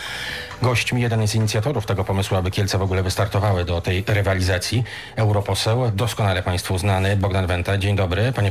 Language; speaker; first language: Polish; native; Polish